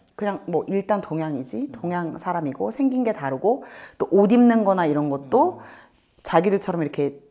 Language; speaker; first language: Korean; native; Korean